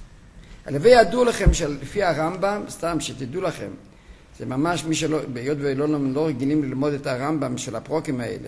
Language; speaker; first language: Hebrew; non-native, fluent; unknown